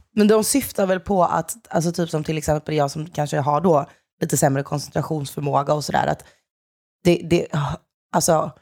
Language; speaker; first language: Swedish; native; Swedish